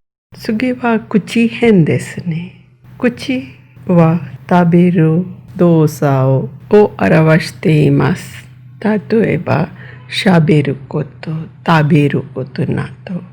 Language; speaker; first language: Japanese; non-native, fluent; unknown